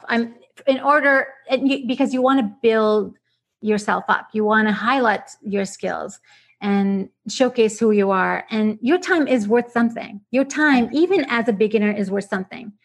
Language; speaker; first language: English; non-native, fluent; Arabic